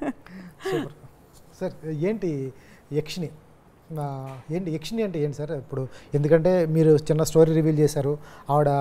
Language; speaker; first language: Telugu; native; Telugu